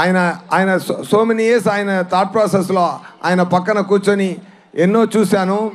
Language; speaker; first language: Telugu; non-native, learner; Tamil